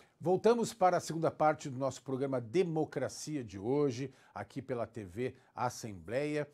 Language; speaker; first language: Portuguese; native; Portuguese